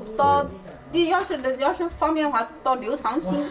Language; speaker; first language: Chinese; native; Chinese